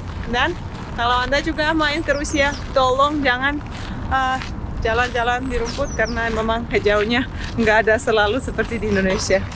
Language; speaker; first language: Indonesian; non-native, fluent; Russian